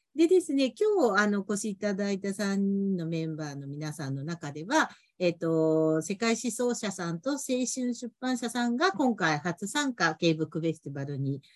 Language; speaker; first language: Japanese; native; Japanese